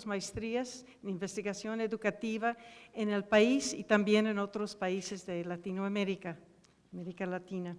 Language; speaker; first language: Spanish; non-native, fluent; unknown